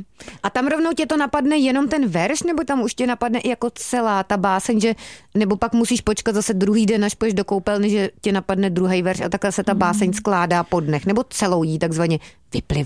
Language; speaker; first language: Czech; native; Czech